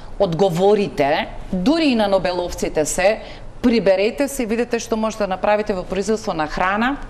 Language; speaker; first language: Macedonian; native; Macedonian